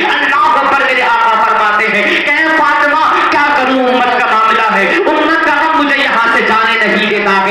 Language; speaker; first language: Urdu; native; Urdu